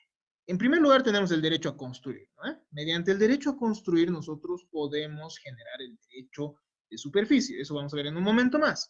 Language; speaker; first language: Spanish; native; Spanish